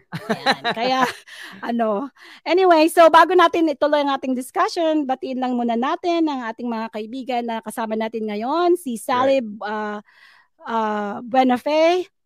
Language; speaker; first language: Filipino; non-native, local second language; Pangasinan